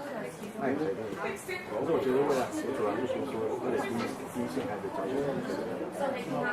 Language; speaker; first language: Chinese; native; Chinese